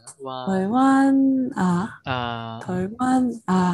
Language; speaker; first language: Cantonese; non-native, learner; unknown